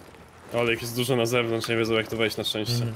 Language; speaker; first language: Polish; native; Polish